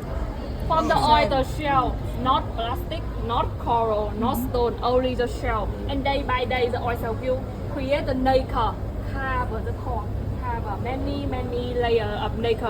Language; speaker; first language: English; non-native, learner; Vietnamese